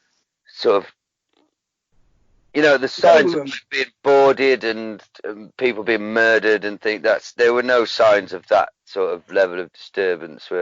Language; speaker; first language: English; native; English